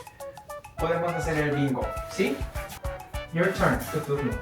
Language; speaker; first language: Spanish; non-native, fluent; Korean